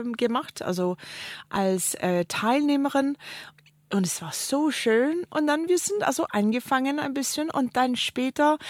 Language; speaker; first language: German; non-native, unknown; English